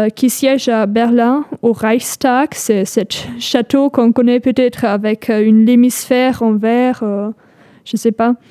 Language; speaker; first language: French; non-native, fluent; German